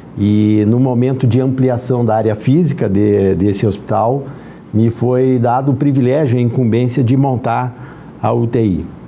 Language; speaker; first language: Portuguese; native; Portuguese